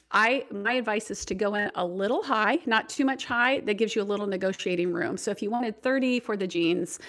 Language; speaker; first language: English; native; English